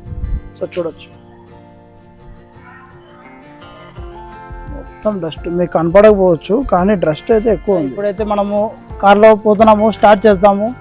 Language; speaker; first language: Telugu; native; Telugu